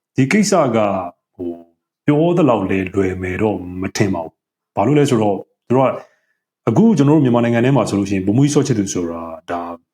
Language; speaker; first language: Burmese; native; Burmese